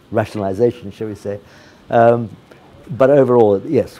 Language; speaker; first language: English; non-native, fluent; Italian